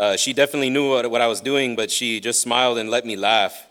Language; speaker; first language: English; early bilingual, other home language; Spanish